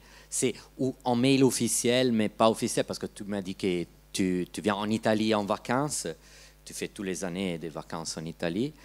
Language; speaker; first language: French; non-native, learner; Italian